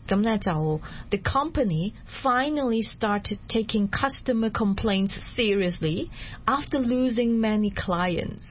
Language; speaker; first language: English; non-native, local second language; Cantonese